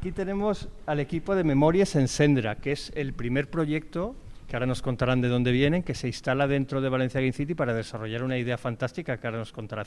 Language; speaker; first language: Spanish; native; Spanish